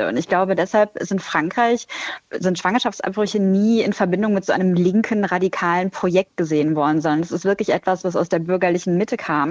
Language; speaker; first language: German; native; German